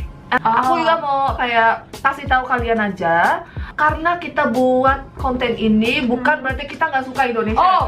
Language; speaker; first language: Indonesian; early bilingual, heritage; Korean